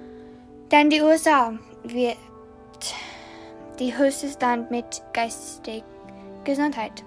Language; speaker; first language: German; non-native, learner; English